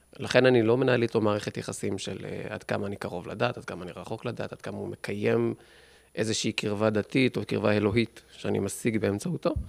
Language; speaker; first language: Hebrew; native; Hebrew